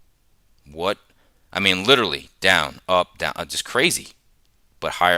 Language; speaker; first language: English; native; English